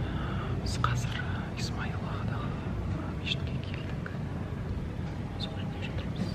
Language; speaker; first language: Turkish; non-native, learner; Kazakh